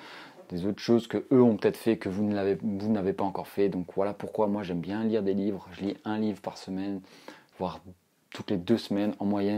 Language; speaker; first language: French; native; French